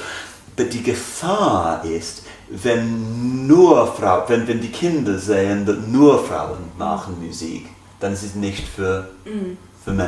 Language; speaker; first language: German; non-native, fluent; English